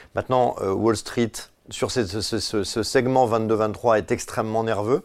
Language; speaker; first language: French; native; French